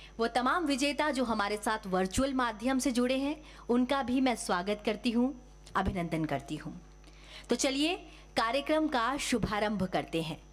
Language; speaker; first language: Hindi; native; Hindi